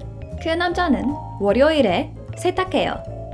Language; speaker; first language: Korean; non-native, fluent; English